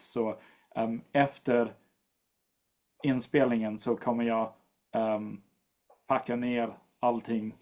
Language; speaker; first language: Swedish; non-native, fluent; English